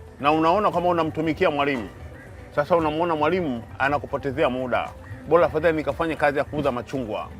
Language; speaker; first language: Swahili; native; Swahili